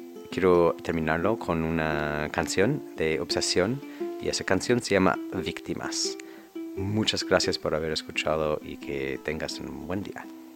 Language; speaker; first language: Spanish; non-native, fluent; English